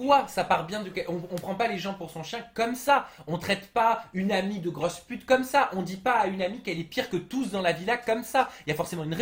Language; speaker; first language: French; native; French